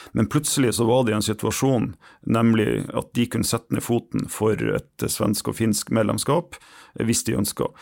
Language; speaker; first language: Norwegian; native; Norwegian